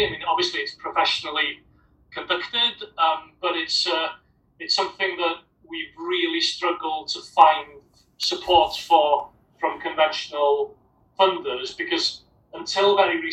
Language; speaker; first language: English; native; English